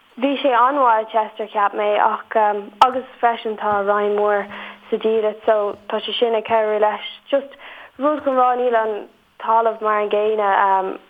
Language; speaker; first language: Irish; non-native, local second language; English